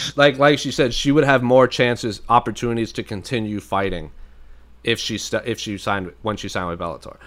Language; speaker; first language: English; native; English